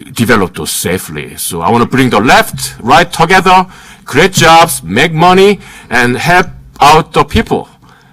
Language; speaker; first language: English; early bilingual, other home language; Korean